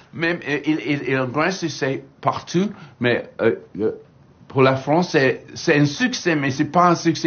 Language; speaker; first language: French; non-native, learner; English